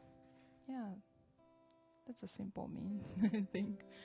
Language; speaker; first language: English; non-native, learner; Japanese